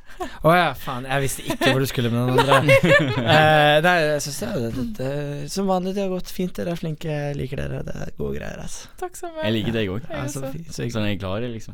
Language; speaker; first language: Norwegian; native; Norwegian